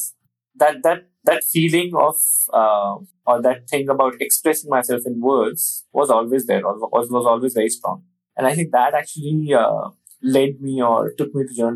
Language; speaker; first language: English; non-native, local second language; Hindi